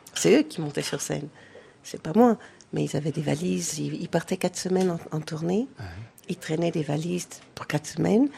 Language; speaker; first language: French; native; French